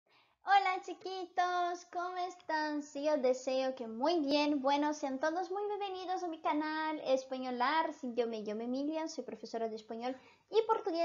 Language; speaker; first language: Spanish; non-native, fluent; Portuguese